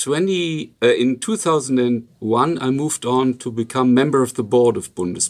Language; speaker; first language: English; non-native, fluent; Luxembourgish